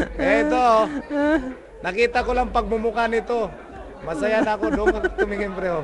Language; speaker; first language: Filipino; native; Filipino